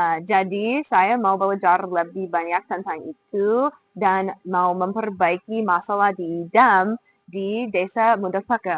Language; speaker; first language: Indonesian; non-native, fluent; English